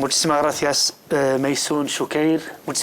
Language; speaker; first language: Spanish; native; Spanish